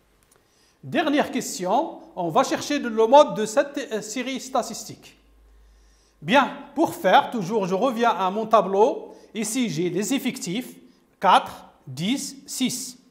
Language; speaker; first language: French; non-native, local second language; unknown